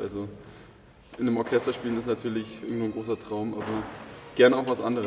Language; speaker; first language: German; native; German